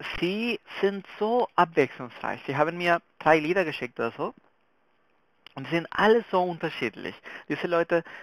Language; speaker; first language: German; non-native, fluent; Spanish